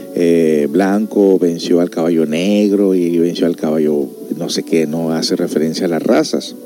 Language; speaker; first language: Spanish; early bilingual, heritage; Spanish